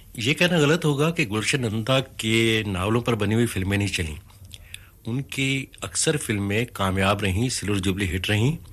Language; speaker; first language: Hindi; native; Hindi